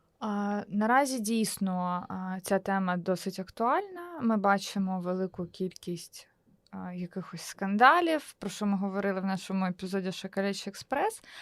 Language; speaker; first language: Ukrainian; native; Ukrainian